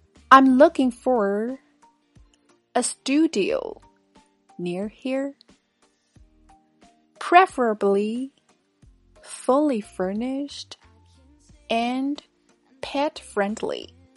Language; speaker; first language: English; non-native, fluent; Chinese